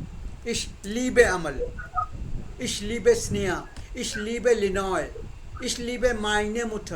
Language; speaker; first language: German; non-native, fluent; Hindi